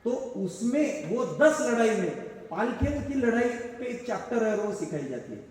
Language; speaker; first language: Hindi; non-native, local second language; Marathi